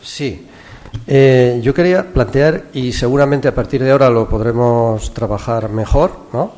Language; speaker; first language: Spanish; non-native, local second language; Catalan